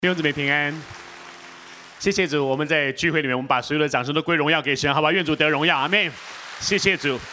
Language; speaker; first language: Chinese; native; Chinese